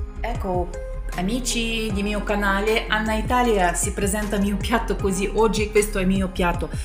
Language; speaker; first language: Italian; non-native, fluent; Ukrainian